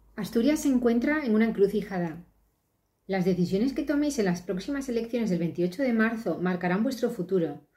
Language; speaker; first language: Spanish; native; Spanish